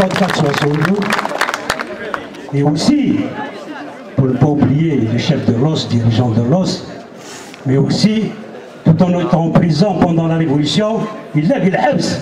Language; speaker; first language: French; non-native, local second language; Kabyle